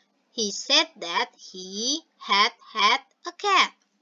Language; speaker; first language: English; non-native, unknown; Indonesian